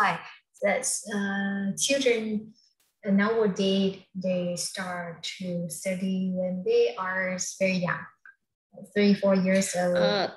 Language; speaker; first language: English; non-native, fluent; Vietnamese